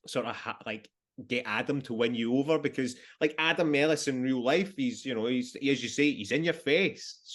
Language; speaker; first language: English; native; English